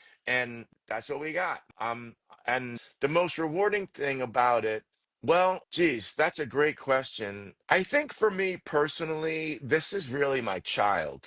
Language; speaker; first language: English; native; English